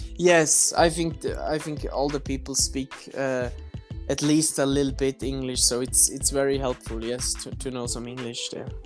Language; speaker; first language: English; non-native, fluent; German